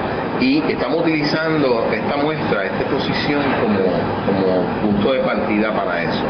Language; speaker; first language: Spanish; native; Spanish